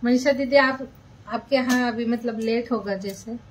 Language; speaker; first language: Hindi; non-native, local second language; Marathi